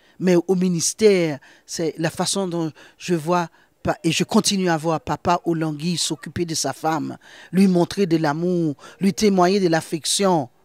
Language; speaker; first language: French; non-native, local second language; Haitian Creole